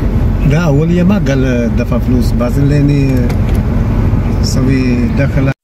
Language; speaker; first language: Arabic; non-native, learner; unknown